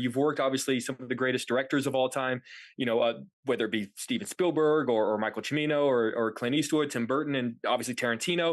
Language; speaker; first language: English; native; English